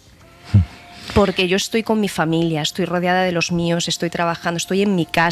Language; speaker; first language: Spanish; native; Spanish